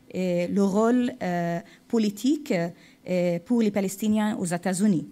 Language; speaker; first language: French; non-native, fluent; Arabic